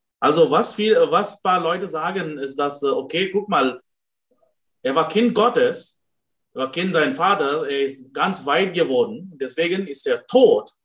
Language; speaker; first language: German; non-native, fluent; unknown